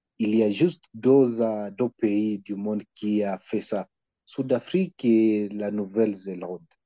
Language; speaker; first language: French; non-native, learner; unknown